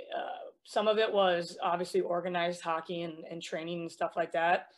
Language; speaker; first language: English; native; English